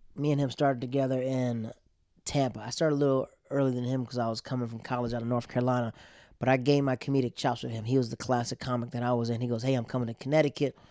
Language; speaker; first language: English; native; English